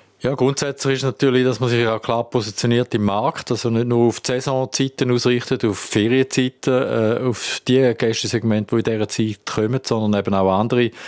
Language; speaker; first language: German; native; German